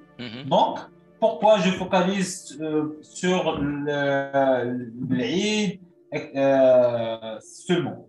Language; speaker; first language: French; non-native, local second language; Arabic